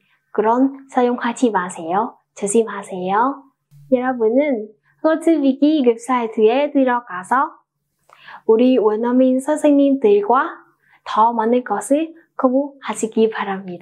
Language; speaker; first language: Korean; non-native, learner; Vietnamese